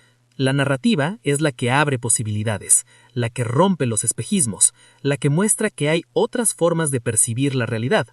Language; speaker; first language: Spanish; native; Spanish